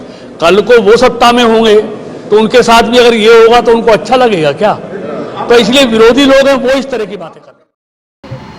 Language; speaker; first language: Hindi; native; Hindi